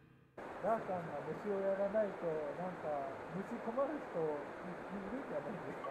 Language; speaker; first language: Japanese; non-native, fluent; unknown